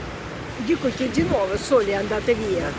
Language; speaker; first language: Italian; non-native, learner; Russian